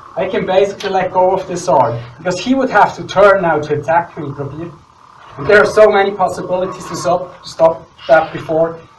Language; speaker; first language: English; non-native, fluent; Swiss German